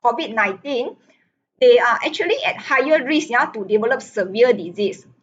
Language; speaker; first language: English; non-native, local second language; Min Nan Chinese